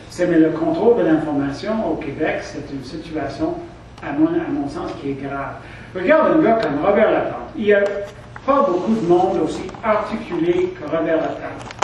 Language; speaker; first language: French; non-native, local second language; English